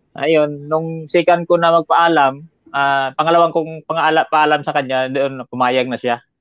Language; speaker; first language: Filipino; non-native, local second language; Hiligaynon